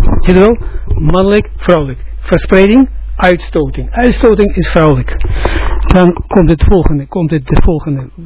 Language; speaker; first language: Dutch; non-native, fluent; Russian